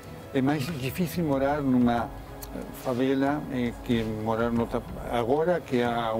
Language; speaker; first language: Portuguese; non-native, fluent; Spanish